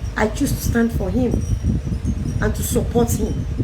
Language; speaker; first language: English; non-native, local second language; Yoruba